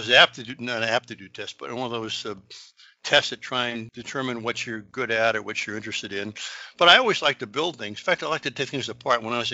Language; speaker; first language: English; native; English